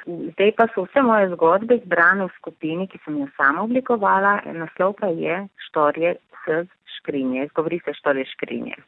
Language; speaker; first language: Slovenian; native; Slovenian